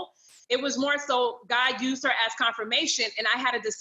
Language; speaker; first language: English; native; English